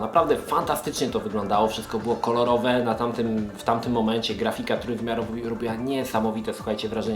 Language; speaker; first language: Polish; native; Polish